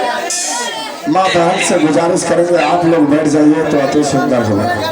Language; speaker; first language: Hindi; non-native, local second language; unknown